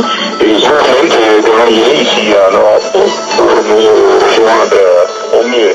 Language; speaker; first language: French; non-native, fluent; Italian